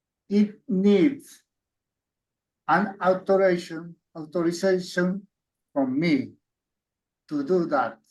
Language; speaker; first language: English; non-native, learner; Spanish